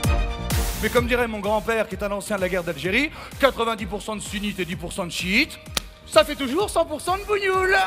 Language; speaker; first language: French; native; French